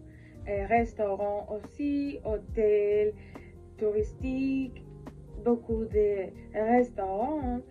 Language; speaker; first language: French; non-native, learner; Spanish